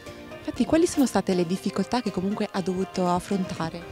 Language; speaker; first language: Italian; native; Italian